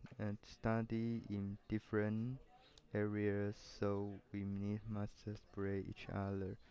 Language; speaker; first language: English; non-native, learner; Chinese